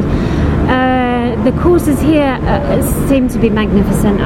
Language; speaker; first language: English; native; English